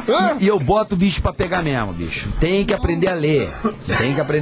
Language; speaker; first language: Portuguese; native; Portuguese